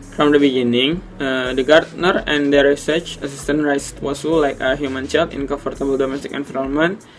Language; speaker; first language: English; non-native, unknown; Indonesian